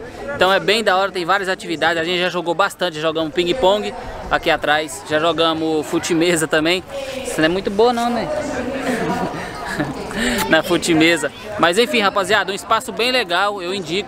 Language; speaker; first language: Portuguese; native; Portuguese